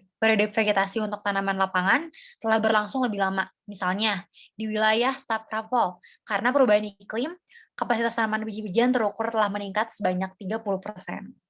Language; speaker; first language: Indonesian; native; Indonesian